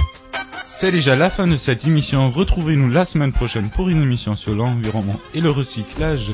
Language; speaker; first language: French; native; French